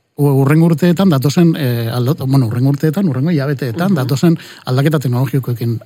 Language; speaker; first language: Basque; non-native, local second language; Spanish